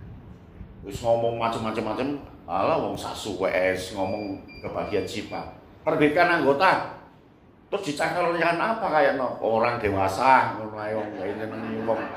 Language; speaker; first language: Indonesian; native; Indonesian